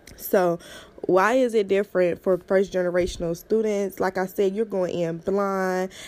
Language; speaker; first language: English; native; English